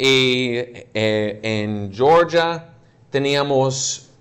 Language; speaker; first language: Spanish; non-native, fluent; English